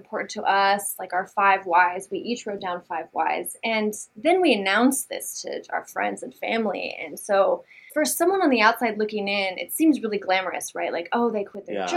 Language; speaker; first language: English; native; English